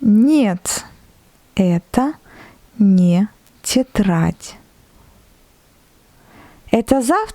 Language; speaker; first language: Russian; non-native, fluent; French